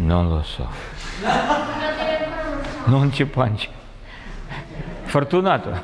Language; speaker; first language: Italian; non-native, learner; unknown